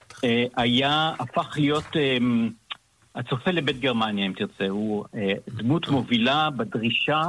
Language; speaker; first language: Hebrew; native; Hebrew